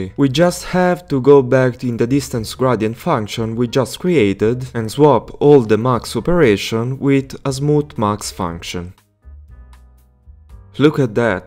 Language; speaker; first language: English; non-native, fluent; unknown